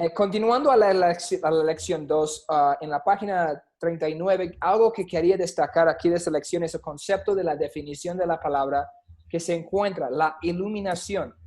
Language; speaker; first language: Spanish; non-native, fluent; English